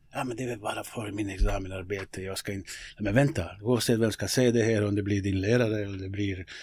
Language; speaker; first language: Swedish; non-native, fluent; Bosnian